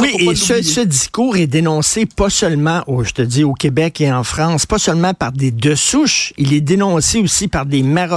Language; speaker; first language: French; native; French